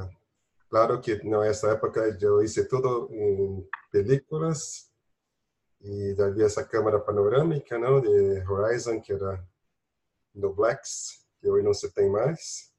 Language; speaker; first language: Spanish; non-native, learner; Portuguese